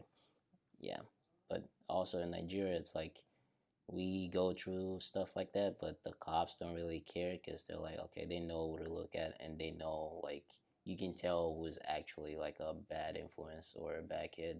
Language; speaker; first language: English; non-native, local second language; Yoruba